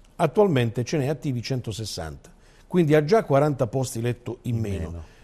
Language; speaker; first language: Italian; native; Italian